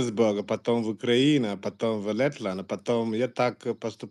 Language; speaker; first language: Russian; non-native, learner; Igbo